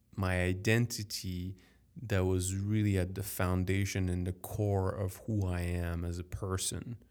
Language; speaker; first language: English; non-native, fluent; French